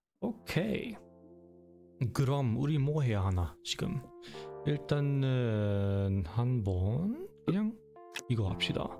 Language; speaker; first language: Korean; non-native, learner; German